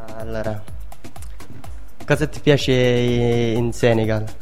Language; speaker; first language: Italian; non-native, learner; Persian